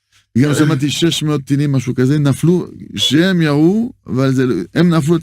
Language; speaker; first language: Hebrew; non-native, fluent; French